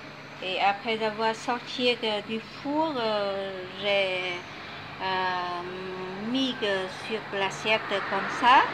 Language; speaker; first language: French; non-native, fluent; Vietnamese